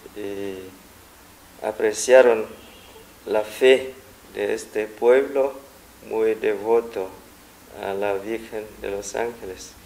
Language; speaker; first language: Spanish; non-native, fluent; Vietnamese